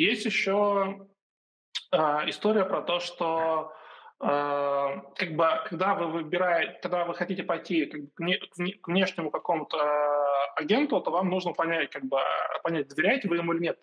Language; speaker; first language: Russian; native; Russian